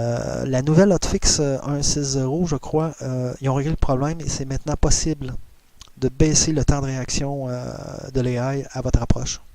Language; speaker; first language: French; native; French